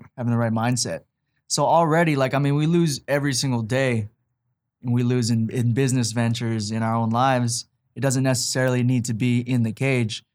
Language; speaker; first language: English; native; English